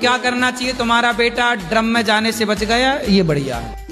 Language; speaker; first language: Hindi; native; Hindi